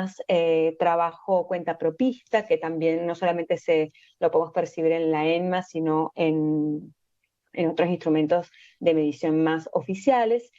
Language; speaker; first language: Spanish; native; Spanish